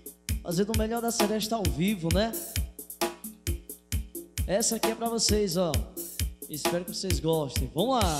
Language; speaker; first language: Portuguese; native; Portuguese